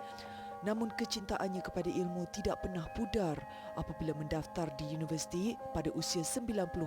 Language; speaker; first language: Malay; native; Malay